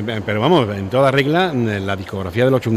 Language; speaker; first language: Spanish; native; Spanish